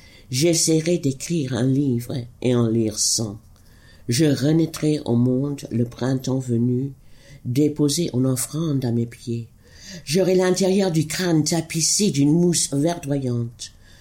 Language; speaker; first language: French; non-native, fluent; English